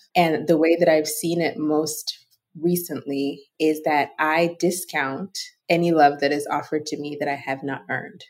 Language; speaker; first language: English; non-native, local second language; Yoruba